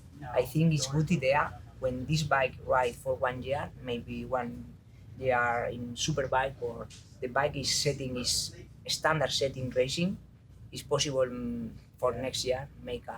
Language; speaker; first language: English; non-native, learner; Spanish